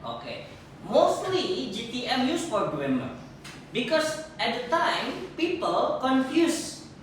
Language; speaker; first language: English; non-native, fluent; Indonesian